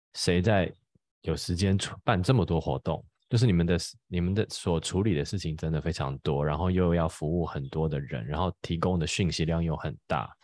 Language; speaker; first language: Chinese; native; Chinese